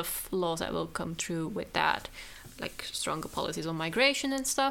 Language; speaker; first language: English; non-native, fluent; Dutch